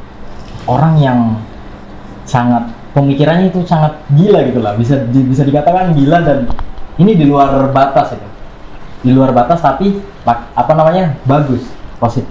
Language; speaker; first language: Indonesian; non-native, local second language; Javanese